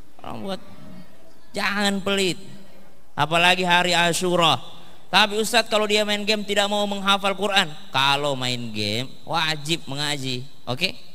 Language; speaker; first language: Indonesian; native; Indonesian